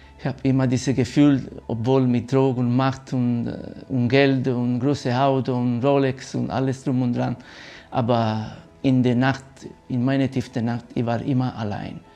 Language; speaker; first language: German; non-native, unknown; Italian